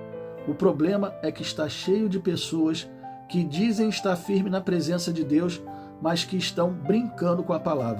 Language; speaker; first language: Portuguese; native; Portuguese